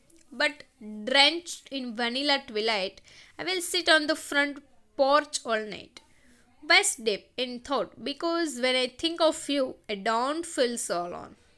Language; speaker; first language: English; non-native, local second language; Gujarati